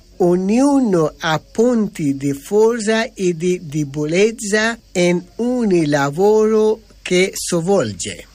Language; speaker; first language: Italian; non-native, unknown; Persian